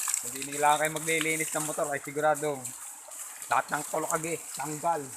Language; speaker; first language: Filipino; native; Filipino